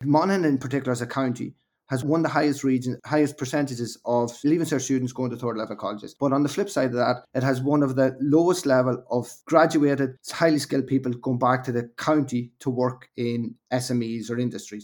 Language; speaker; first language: English; native; English